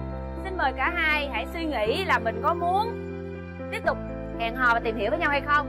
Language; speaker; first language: Vietnamese; native; Vietnamese